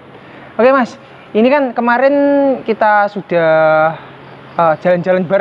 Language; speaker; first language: Indonesian; native; Indonesian